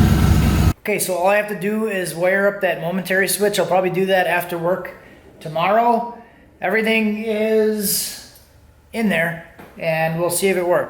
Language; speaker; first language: English; native; English